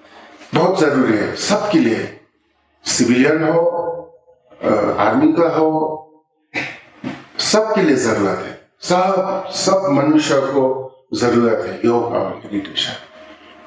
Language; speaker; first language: Hindi; non-native, local second language; Ladakhi